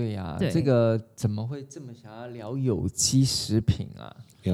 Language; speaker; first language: Chinese; native; Chinese